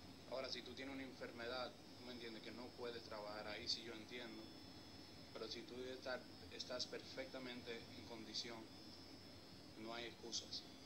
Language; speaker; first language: Spanish; early bilingual, heritage; Spanish